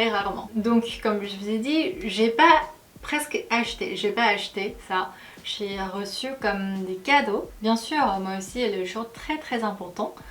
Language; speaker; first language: French; non-native, fluent; Korean